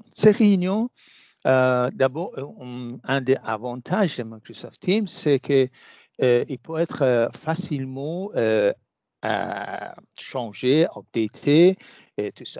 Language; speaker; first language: French; non-native, fluent; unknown